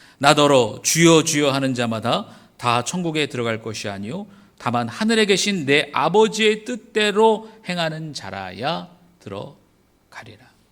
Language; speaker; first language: Korean; native; Korean